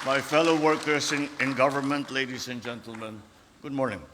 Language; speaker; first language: English; non-native, local second language; Filipino